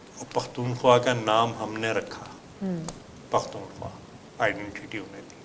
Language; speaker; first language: Urdu; native; Urdu